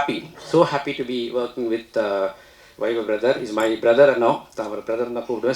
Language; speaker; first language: Tamil; native; Tamil